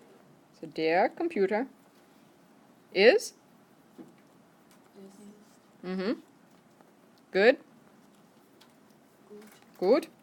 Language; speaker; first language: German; non-native, fluent; English